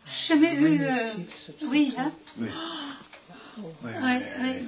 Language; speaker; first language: French; non-native, fluent; Dutch